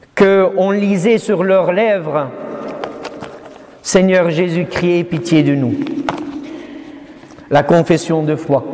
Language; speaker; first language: French; non-native, fluent; Syriac